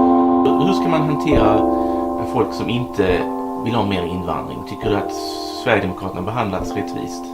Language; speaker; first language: Swedish; native; Swedish